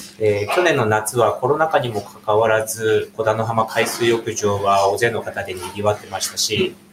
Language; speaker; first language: Japanese; native; Japanese